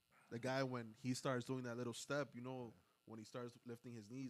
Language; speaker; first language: English; early bilingual, other home language; Spanish